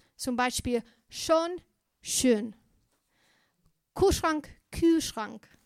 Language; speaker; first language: German; non-native, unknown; English